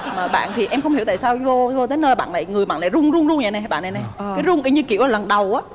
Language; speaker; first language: Vietnamese; native; Vietnamese